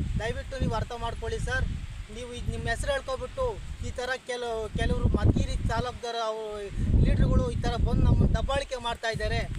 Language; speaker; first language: Kannada; non-native, local second language; Telugu